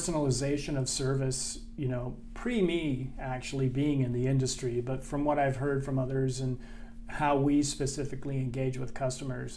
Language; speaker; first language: English; native; English